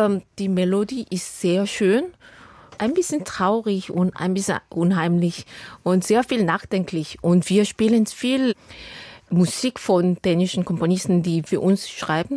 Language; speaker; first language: German; non-native, fluent; Korean